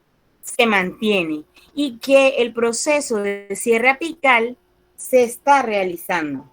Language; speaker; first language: Spanish; native; Spanish